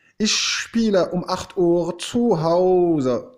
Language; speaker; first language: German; non-native, fluent; Arabic